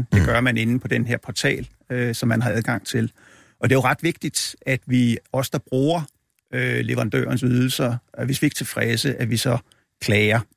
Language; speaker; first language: Danish; native; Danish